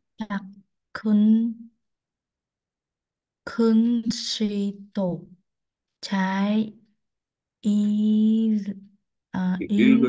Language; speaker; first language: Korean; non-native, learner; Vietnamese